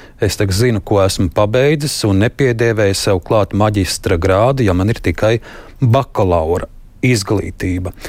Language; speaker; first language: Latvian; native; Latvian